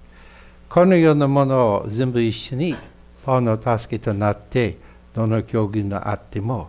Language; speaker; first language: Japanese; non-native, fluent; English